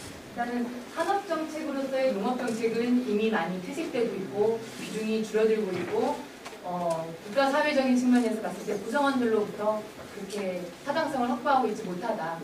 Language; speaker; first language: Korean; native; Korean